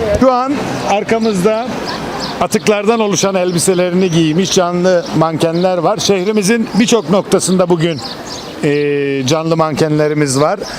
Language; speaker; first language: Turkish; native; Turkish